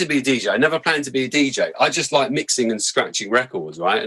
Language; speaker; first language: English; native; English